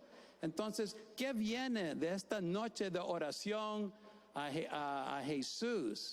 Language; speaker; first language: Spanish; non-native, fluent; English